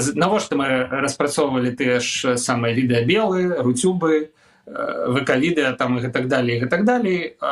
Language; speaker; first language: Belarusian; non-native, local second language; Russian